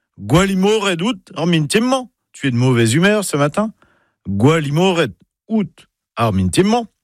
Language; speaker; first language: French; native; French